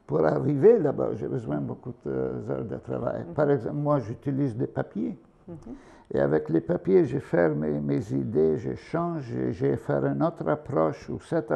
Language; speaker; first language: French; non-native, fluent; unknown